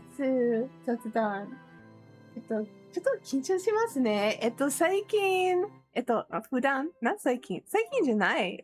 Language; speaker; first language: Japanese; non-native, learner; English